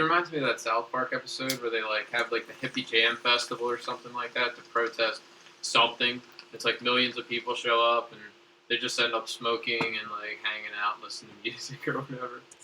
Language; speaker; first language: English; native; English